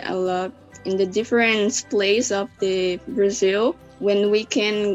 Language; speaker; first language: English; non-native, learner; Portuguese